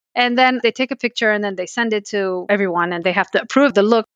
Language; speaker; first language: English; early bilingual, other home language; Pashto